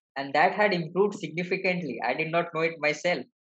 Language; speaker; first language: English; non-native, local second language; Malayalam